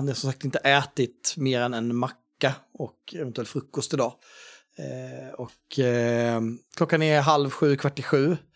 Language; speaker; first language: Swedish; native; Swedish